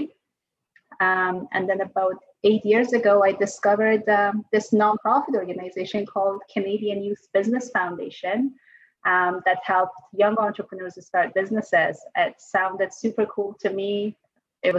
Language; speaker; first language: English; non-native, fluent; Persian